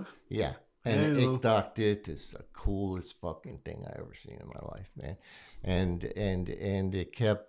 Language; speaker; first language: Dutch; non-native, learner; English